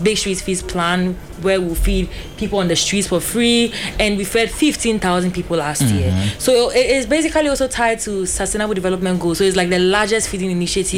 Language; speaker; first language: English; non-native, local second language; Akan